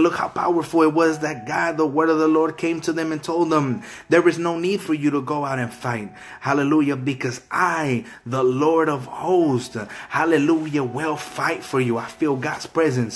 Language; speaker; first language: English; early bilingual, other home language; Spanish